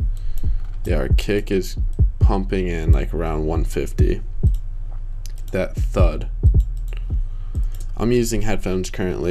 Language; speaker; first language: English; native; English